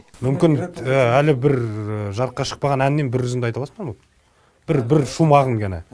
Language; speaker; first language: Kazakh; native; Kazakh